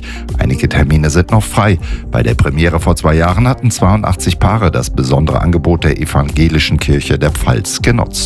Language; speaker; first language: German; native; German